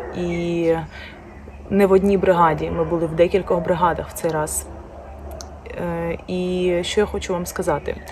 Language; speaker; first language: Ukrainian; non-native, local second language; Russian